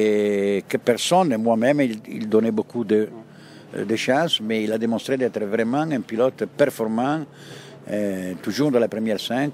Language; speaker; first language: French; non-native, fluent; Italian